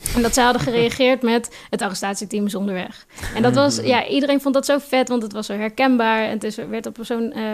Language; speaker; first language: Dutch; native; Dutch